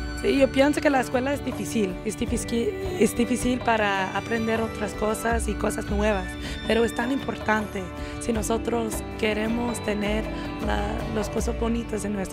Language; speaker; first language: Spanish; early bilingual, other home language; English